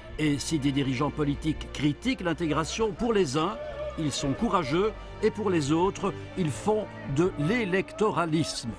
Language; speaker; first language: French; native; French